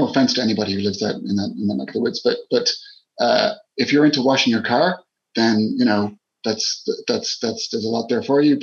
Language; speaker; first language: English; native; English